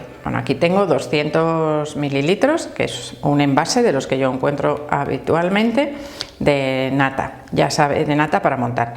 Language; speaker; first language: Spanish; native; Spanish